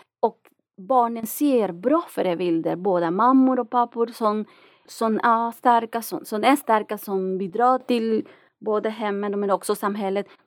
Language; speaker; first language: Swedish; non-native, fluent; Spanish